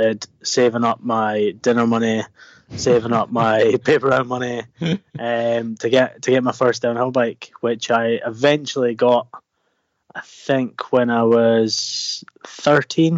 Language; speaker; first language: English; native; English